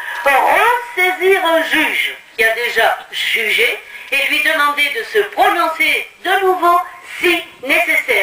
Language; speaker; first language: French; native; French